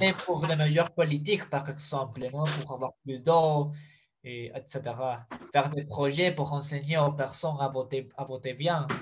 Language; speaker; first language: French; non-native, fluent; Spanish